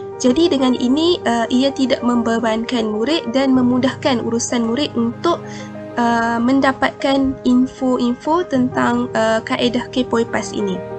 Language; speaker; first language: Malay; native; Malay